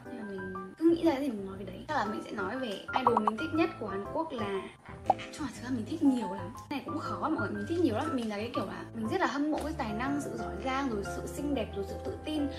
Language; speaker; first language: Vietnamese; native; Vietnamese